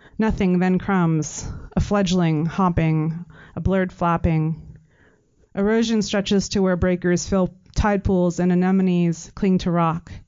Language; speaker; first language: English; native; English